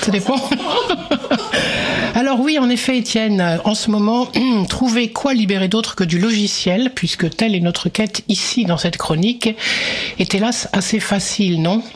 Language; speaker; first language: French; native; French